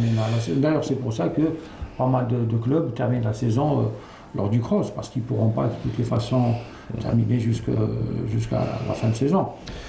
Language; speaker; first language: French; non-native, local second language; Arabic